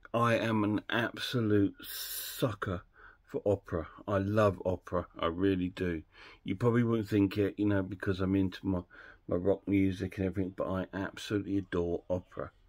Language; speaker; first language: English; native; English